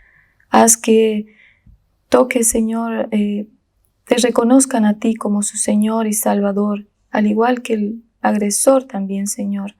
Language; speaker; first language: Spanish; native; Spanish